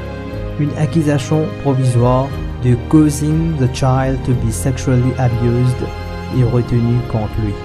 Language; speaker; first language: French; non-native, local second language; Morisyen